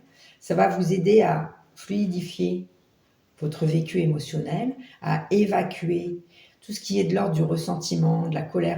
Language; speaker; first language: French; native; French